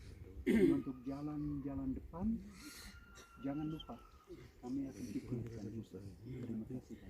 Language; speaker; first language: Indonesian; non-native, fluent; English